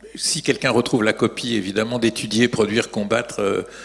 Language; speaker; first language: French; native; French